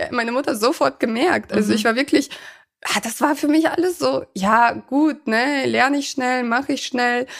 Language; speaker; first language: German; early bilingual, other home language; Russian